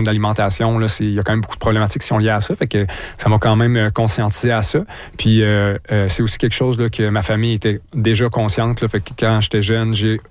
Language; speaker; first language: French; native; French